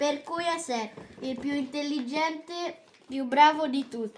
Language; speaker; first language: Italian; early bilingual, other home language; Filipino